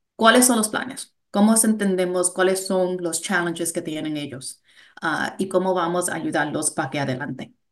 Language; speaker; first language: Spanish; early bilingual, heritage; Spanish